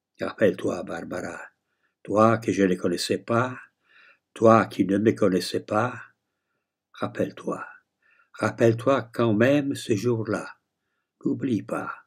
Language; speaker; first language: French; non-native, fluent; Italian